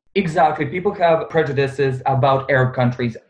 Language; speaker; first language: English; non-native, fluent; Bosnian